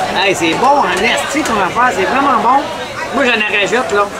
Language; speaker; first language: French; native; French